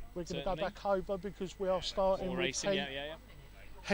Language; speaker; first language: English; native; English